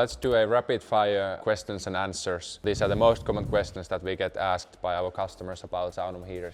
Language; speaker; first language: English; non-native, fluent; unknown